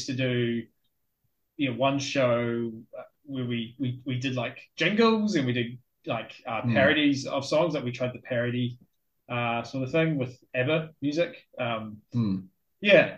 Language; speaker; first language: English; native; English